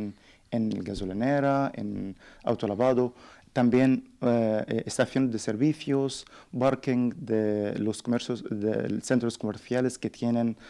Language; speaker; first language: Spanish; non-native, learner; Arabic